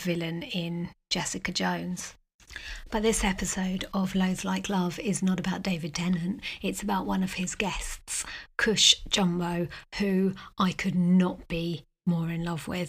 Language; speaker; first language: English; native; English